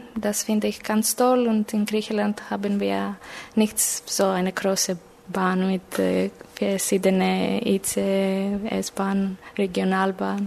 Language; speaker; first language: German; non-native, learner; Greek